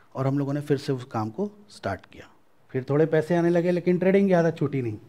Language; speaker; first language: Hindi; native; Hindi